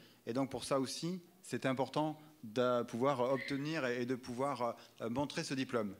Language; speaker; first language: French; native; French